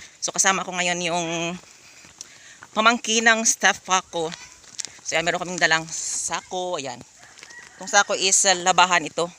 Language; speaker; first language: Filipino; non-native, local second language; Hiligaynon